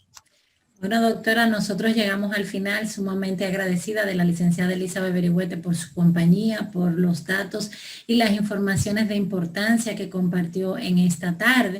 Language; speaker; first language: Spanish; native; Spanish